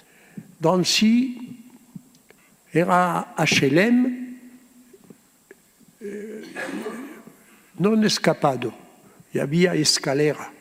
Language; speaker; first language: Spanish; early bilingual, heritage; Spanish